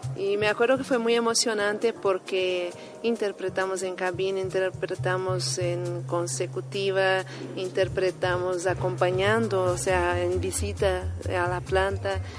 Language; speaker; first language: Spanish; non-native, fluent; Portuguese